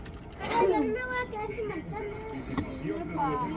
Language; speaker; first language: Spanish; native; Spanish